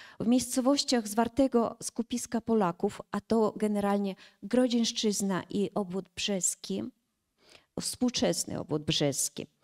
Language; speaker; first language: Polish; early bilingual, heritage; Polish